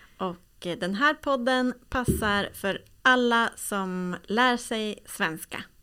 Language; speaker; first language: Swedish; native; Swedish